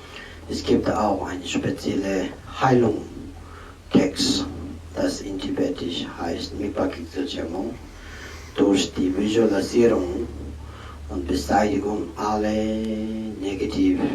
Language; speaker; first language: German; non-native, learner; Tibetan